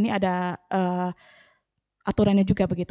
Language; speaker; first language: Indonesian; native; Indonesian